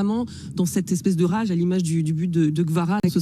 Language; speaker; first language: French; native; French